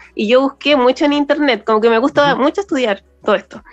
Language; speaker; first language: Spanish; native; Spanish